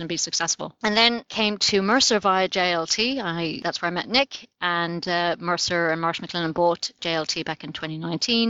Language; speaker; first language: English; native; English